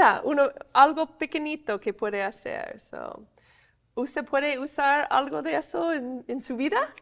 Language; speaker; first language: Spanish; non-native, fluent; English